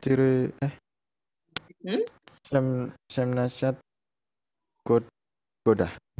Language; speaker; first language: Russian; non-native, learner; Indonesian